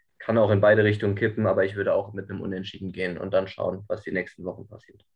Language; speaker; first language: German; native; German